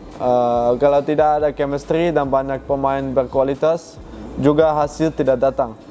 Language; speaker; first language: Indonesian; non-native, fluent; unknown